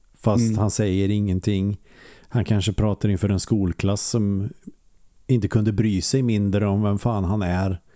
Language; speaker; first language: Swedish; native; Swedish